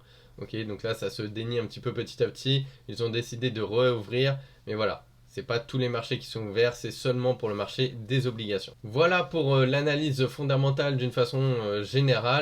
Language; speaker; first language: French; native; French